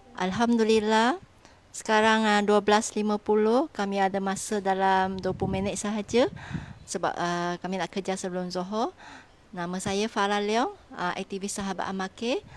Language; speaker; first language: Malay; non-native, local second language; Chinese